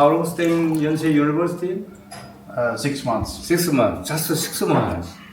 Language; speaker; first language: English; non-native, fluent; German